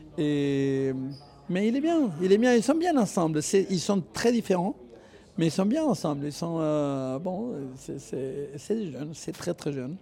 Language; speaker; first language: French; non-native, fluent; Spanish